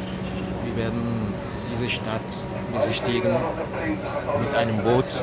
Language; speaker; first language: German; non-native, learner; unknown